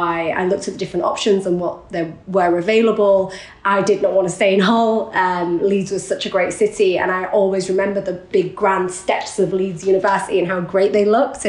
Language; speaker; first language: English; native; English